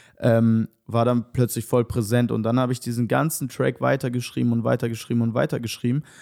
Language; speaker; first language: German; native; German